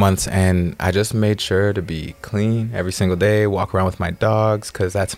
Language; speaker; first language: English; native; English